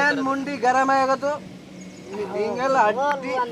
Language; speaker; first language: Hindi; non-native, learner; Bangla